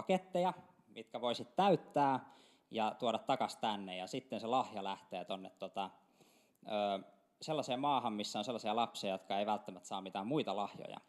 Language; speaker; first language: Finnish; native; Finnish